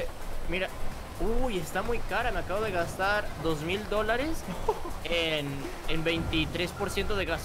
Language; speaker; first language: Spanish; native; Spanish